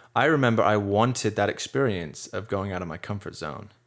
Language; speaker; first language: English; native; English